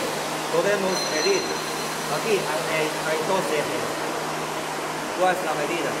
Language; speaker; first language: Spanish; non-native, learner; Chinese